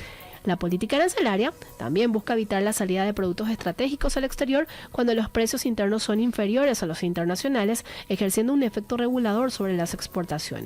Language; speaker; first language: Spanish; native; Spanish